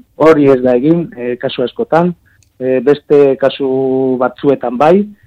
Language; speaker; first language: Basque; non-native, local second language; Spanish